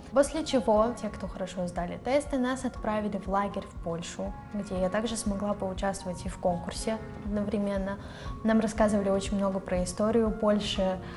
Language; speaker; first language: Russian; native; Russian